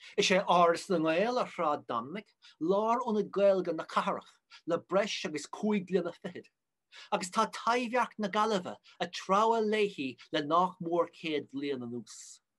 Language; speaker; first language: Irish; native; Irish